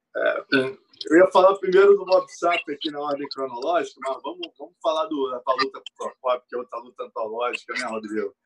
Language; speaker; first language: Portuguese; native; Portuguese